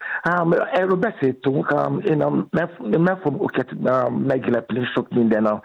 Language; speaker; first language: Hungarian; non-native, fluent; Yoruba